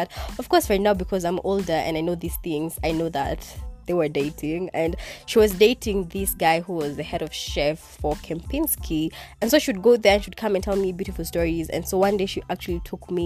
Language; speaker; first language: English; non-native, local second language; Kikuyu